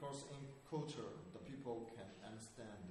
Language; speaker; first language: English; non-native, learner; Chinese